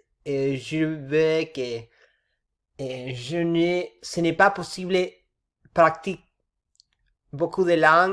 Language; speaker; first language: French; non-native, learner; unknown